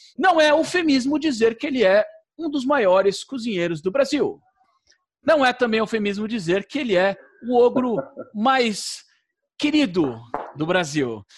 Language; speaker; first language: Portuguese; native; Portuguese